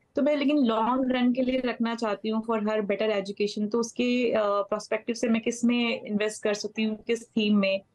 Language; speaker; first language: Hindi; native; Hindi